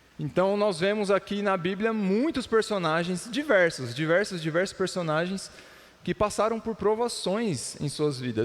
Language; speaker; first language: Portuguese; native; Portuguese